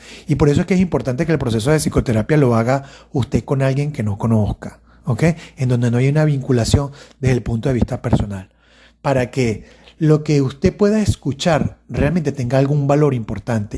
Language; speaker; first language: Spanish; native; Spanish